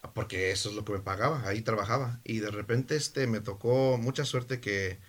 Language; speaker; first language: English; native; English